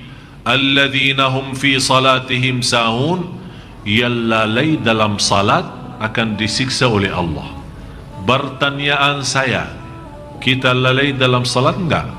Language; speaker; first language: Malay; non-native, fluent; Arabic